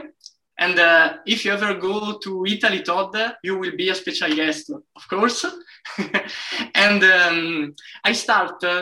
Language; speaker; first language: English; non-native, learner; Italian